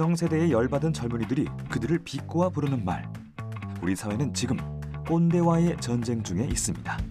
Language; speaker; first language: Korean; native; Korean